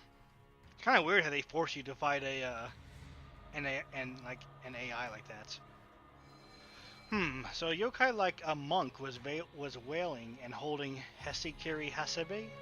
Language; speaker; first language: English; native; English